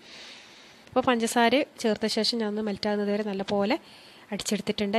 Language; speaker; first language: Malayalam; native; Malayalam